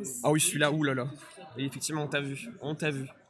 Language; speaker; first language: French; native; French